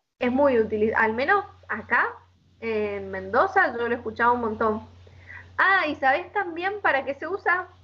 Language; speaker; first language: Spanish; native; Spanish